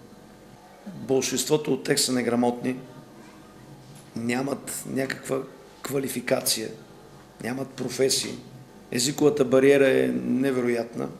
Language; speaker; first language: Bulgarian; native; Bulgarian